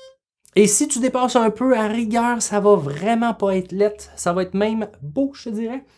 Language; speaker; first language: French; native; French